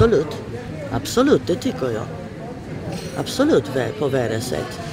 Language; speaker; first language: Swedish; non-native, fluent; Polish